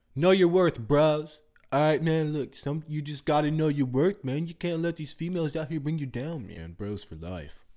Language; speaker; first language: English; native; English